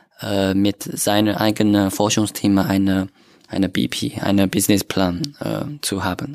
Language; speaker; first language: German; non-native, learner; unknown